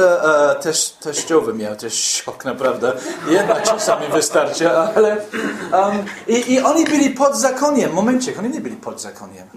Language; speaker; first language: Polish; non-native, fluent; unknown